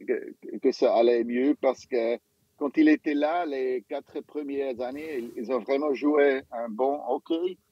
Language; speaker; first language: French; non-native, local second language; German